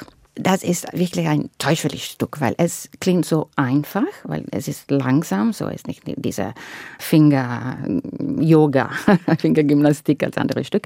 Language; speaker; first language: German; non-native, learner; Italian